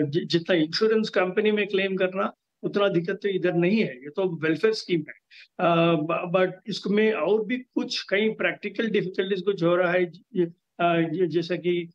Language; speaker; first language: Hindi; non-native, local second language; Telugu